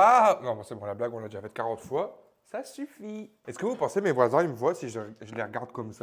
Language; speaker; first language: French; native; French